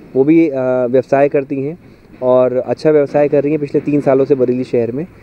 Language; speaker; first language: Hindi; native; Hindi